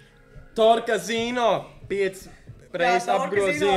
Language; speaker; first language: Latvian; native; Latvian